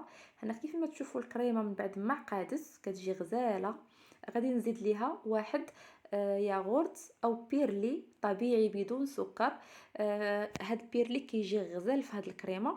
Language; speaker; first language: Arabic; native; Arabic